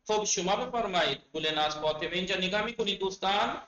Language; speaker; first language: Persian; non-native, fluent; Urdu